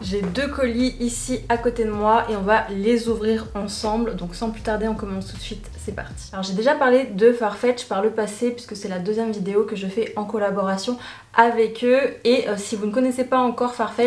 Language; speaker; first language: French; native; French